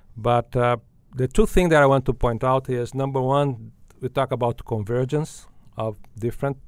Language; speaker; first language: English; non-native, fluent; Portuguese